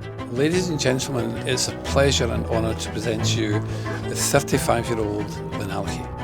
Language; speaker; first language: English; native; English